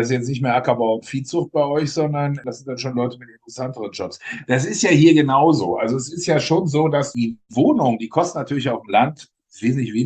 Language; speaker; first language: German; native; German